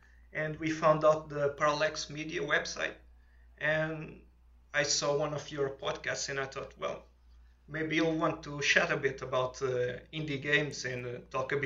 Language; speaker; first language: English; non-native, fluent; Portuguese